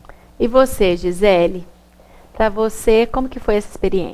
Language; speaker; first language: Portuguese; native; Portuguese